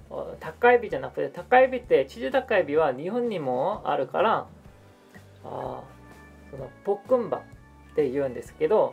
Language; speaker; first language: Japanese; non-native, fluent; Korean